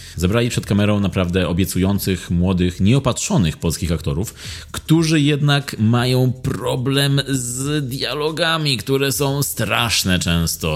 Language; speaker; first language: Polish; native; Polish